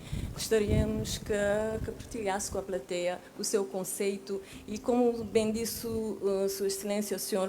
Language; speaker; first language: Portuguese; non-native, local second language; Kabuverdianu